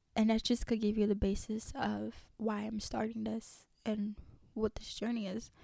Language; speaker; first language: English; early bilingual, other home language; French